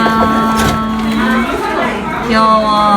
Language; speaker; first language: Korean; non-native, fluent; Japanese